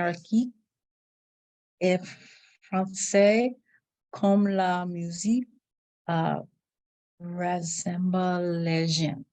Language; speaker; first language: French; non-native, learner; English